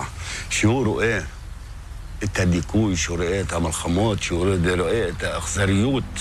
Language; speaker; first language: Hebrew; non-native, local second language; Arabic